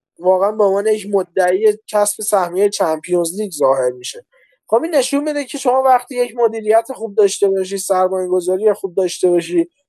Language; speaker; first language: Persian; native; Persian